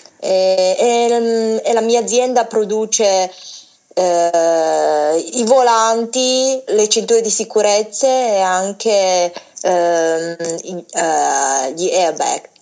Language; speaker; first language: Italian; non-native, fluent; Chinese